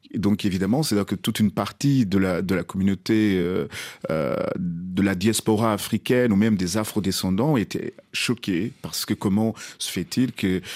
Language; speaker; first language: French; non-native, fluent; Portuguese